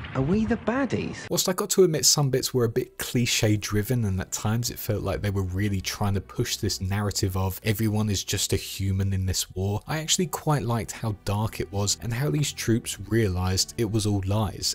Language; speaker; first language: English; native; English